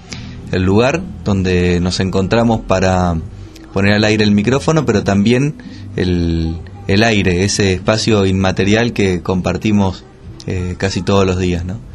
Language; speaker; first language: Spanish; native; Spanish